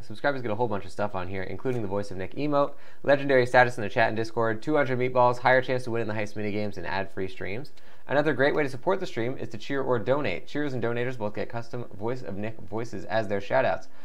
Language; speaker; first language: English; native; English